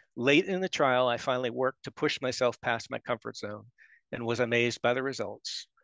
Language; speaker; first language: English; native; English